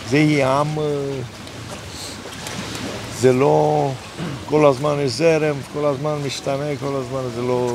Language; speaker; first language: Hebrew; non-native, learner; Romanian